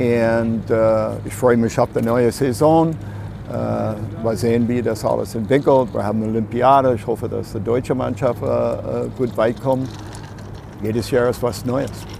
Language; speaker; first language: German; non-native, fluent; English